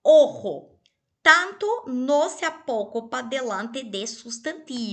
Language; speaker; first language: Spanish; non-native, fluent; Portuguese